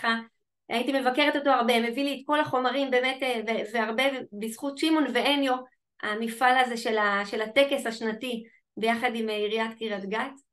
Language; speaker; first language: Hebrew; native; Hebrew